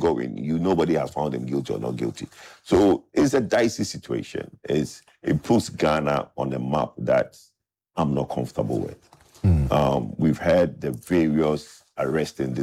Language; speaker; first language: English; non-native, local second language; Akan